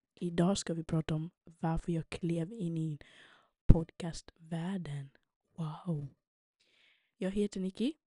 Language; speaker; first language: Swedish; early bilingual, other home language; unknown